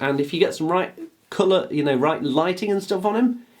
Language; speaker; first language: English; native; English